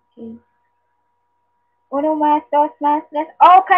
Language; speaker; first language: Spanish; non-native, learner; Filipino